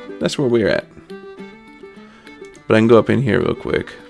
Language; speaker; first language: English; native; English